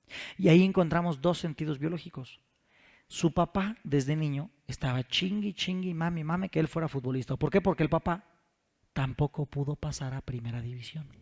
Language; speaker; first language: Spanish; native; Spanish